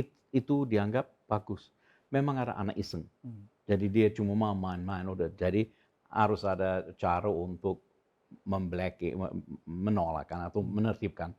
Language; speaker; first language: Indonesian; non-native, fluent; English